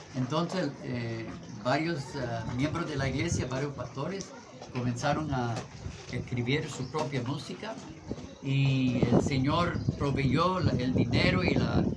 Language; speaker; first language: Spanish; non-native, fluent; English